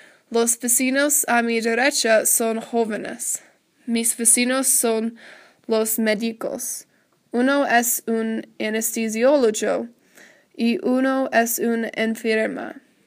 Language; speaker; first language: Spanish; non-native, learner; English